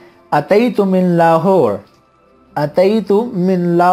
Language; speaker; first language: Arabic; non-native, fluent; Urdu